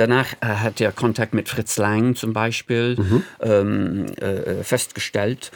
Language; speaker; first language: German; non-native, fluent; English